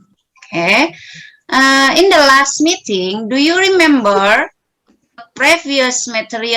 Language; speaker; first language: English; non-native, learner; Indonesian